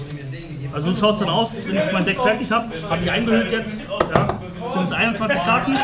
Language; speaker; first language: German; native; German